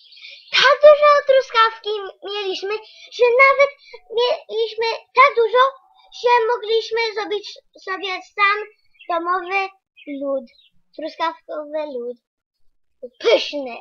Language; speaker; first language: Polish; early bilingual, heritage; Polish